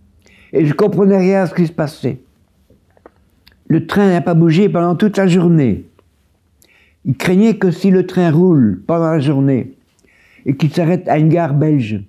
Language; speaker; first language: French; native; French